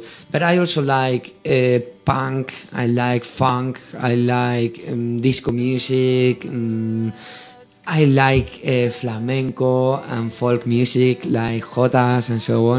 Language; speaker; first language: English; non-native, fluent; Spanish